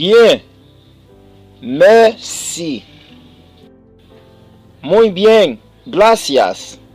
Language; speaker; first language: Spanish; non-native, fluent; Haitian Creole